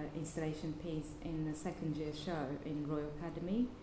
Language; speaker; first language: English; non-native, fluent; Japanese